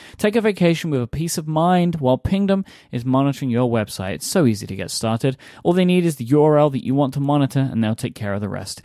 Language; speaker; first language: English; native; English